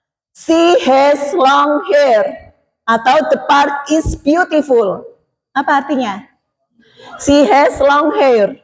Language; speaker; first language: English; non-native, learner; Indonesian